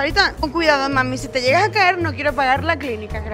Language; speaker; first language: Spanish; native; Spanish